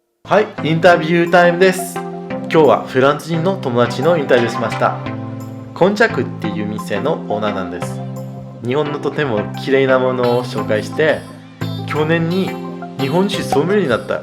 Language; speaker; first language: Japanese; non-native, fluent; French